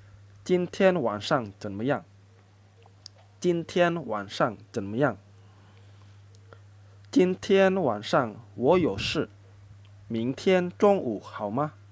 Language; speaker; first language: Chinese; non-native, fluent; Indonesian